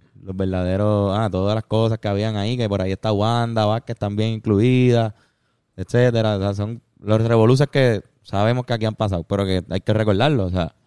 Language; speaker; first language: Spanish; native; Spanish